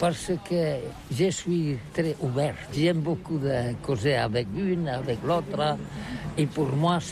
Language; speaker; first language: French; non-native, learner; Spanish